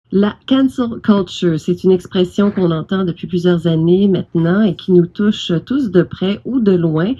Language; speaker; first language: French; native; French